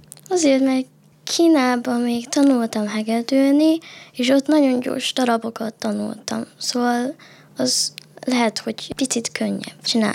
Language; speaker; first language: Hungarian; early bilingual, other home language; Chinese